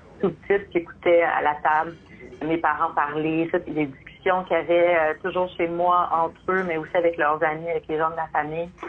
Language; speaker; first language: French; native; French